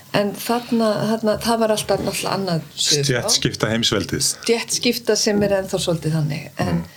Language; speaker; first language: Icelandic; early bilingual, heritage; Icelandic